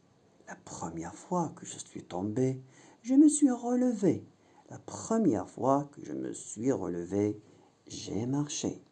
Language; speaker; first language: French; non-native, local second language; Arabic